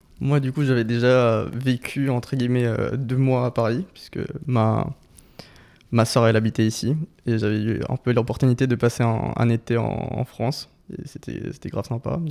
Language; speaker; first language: French; non-native, fluent; Spanish